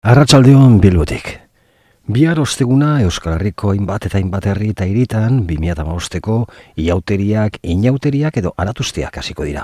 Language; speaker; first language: Basque; native; Basque